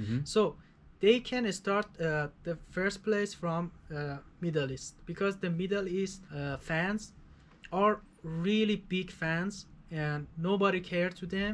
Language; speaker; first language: English; non-native, fluent; Persian